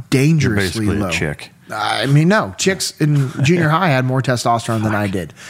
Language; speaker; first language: English; native; English